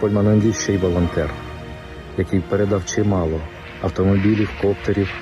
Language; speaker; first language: Ukrainian; non-native, fluent; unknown